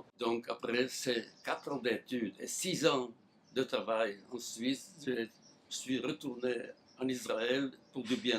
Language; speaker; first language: French; non-native, fluent; Hebrew